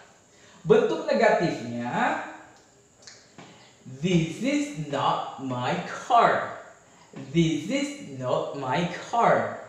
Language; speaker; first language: English; non-native, fluent; Indonesian